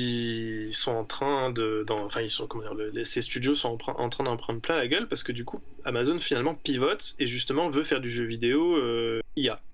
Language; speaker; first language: French; native; French